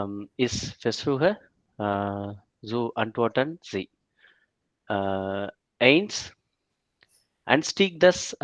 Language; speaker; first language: German; non-native, learner; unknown